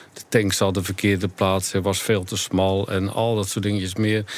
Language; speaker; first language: Dutch; native; Dutch